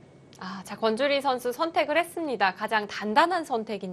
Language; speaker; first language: Korean; native; Korean